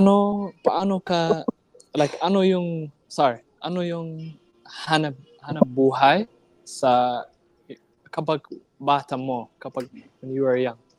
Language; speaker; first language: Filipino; non-native, learner; English